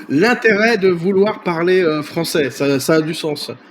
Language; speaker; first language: French; native; French